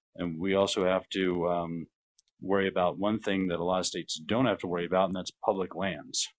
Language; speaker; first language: English; native; English